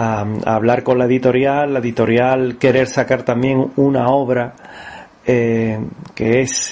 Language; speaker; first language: Spanish; native; Spanish